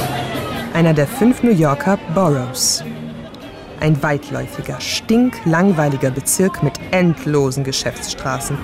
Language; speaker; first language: German; native; German